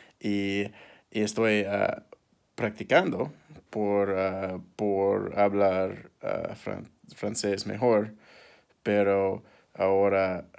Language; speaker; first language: Spanish; non-native, learner; English